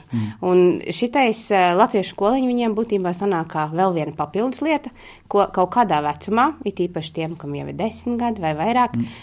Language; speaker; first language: Latvian; native; Latvian